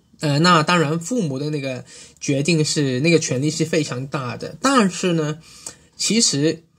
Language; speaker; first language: Chinese; non-native, local second language; Cantonese